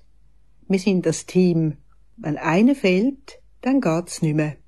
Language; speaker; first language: German; native; German